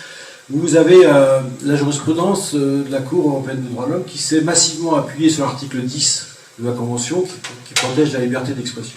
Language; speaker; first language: French; native; French